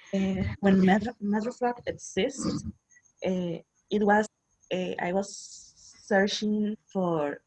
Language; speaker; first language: English; non-native, learner; Spanish